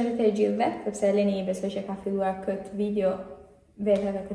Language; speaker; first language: Albanian; early bilingual, heritage; Albanian